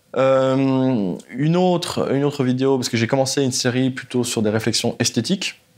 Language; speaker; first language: French; native; French